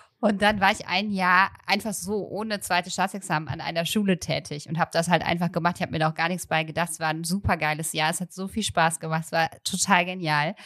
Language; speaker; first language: German; native; German